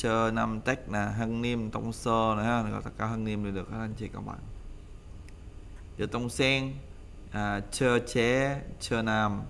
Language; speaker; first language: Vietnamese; native; Vietnamese